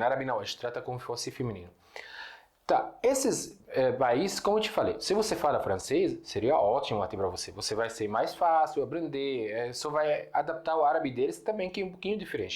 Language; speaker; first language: Portuguese; non-native, fluent; Arabic